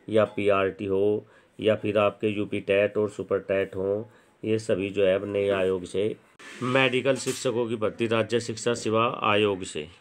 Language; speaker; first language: Hindi; native; Hindi